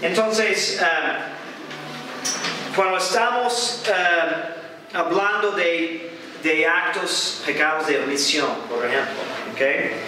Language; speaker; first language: Spanish; non-native, fluent; English